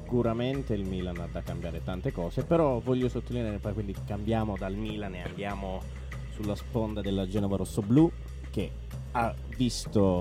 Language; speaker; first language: Italian; native; Italian